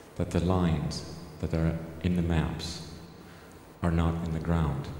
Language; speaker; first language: English; non-native, fluent; Greek